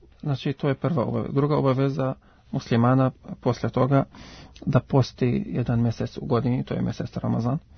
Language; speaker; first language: Serbian; non-native, fluent; Arabic